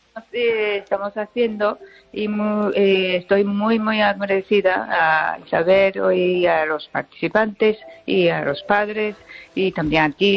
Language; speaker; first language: Spanish; non-native, learner; Japanese